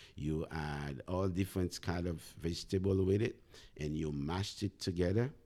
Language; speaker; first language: English; non-native, fluent; Haitian Creole